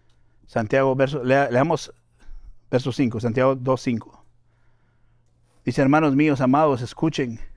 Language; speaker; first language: Spanish; native; Spanish